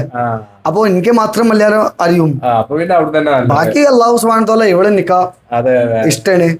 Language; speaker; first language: Malayalam; non-native, local second language; Hindi